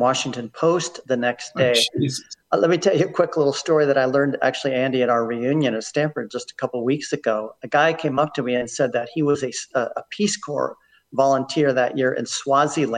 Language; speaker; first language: English; native; English